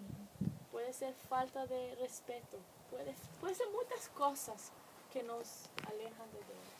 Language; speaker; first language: Spanish; non-native, fluent; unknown